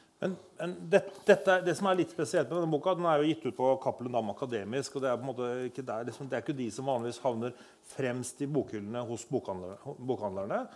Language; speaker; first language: Norwegian; native; Norwegian